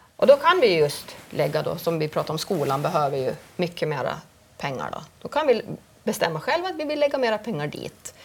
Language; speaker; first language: Swedish; native; Swedish